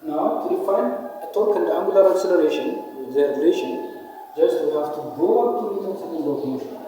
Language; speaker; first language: English; non-native, local second language; Amharic